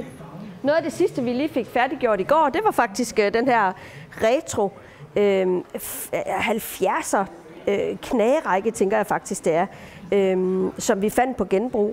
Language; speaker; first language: Danish; native; Danish